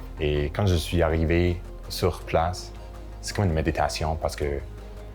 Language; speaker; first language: French; non-native, local second language; English